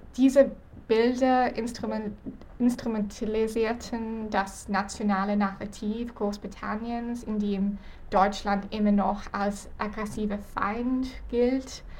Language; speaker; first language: German; non-native, fluent; English